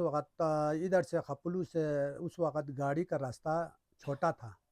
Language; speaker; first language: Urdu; non-native, local second language; Balti